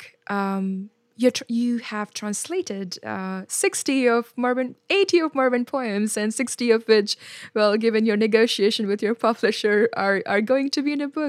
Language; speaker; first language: English; non-native, local second language; Hindi